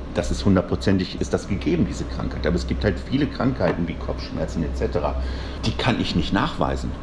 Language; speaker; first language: German; native; German